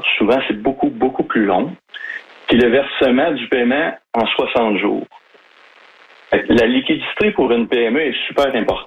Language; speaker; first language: French; native; French